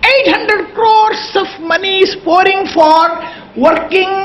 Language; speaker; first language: English; non-native, local second language; Kannada